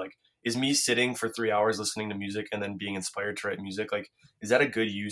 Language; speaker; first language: English; native; English